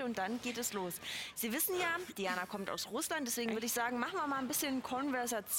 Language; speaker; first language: German; native; German